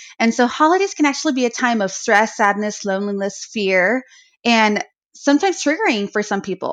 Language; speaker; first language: English; native; English